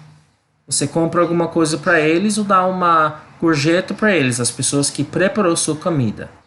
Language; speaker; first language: Portuguese; non-native, learner; English